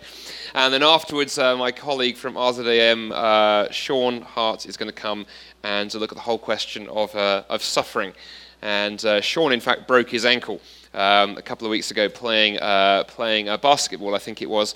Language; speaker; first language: English; native; English